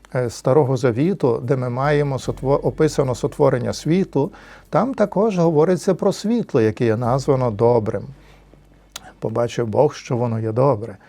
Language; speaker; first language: Ukrainian; native; Ukrainian